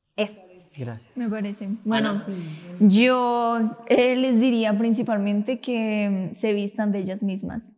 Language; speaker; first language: Spanish; native; Spanish